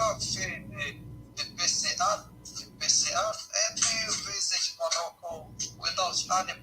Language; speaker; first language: English; non-native, learner; Arabic